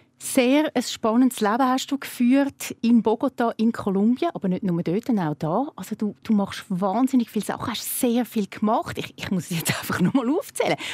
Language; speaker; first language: German; native; German